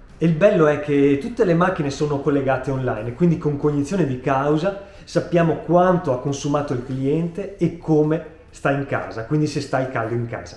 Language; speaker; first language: Italian; native; Italian